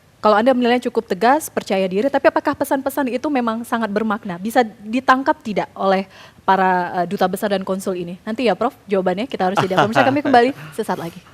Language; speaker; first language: Indonesian; native; Indonesian